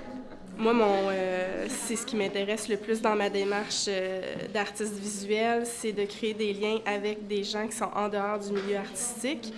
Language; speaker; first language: French; native; French